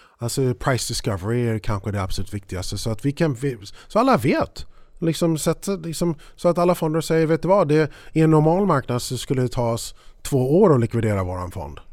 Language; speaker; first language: Swedish; early bilingual, heritage; English